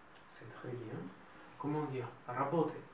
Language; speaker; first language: French; non-native, fluent; Russian